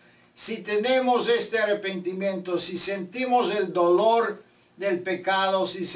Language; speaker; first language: Spanish; non-native, fluent; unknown